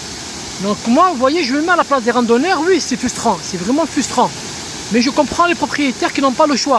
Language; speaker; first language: French; native; French